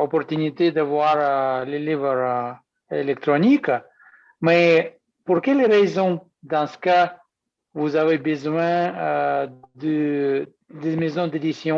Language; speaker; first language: French; non-native, fluent; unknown